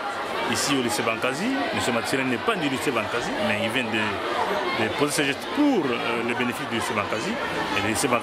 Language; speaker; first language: French; non-native, local second language; Kongo